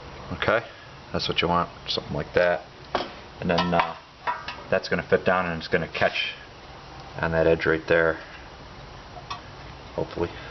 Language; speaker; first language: English; native; English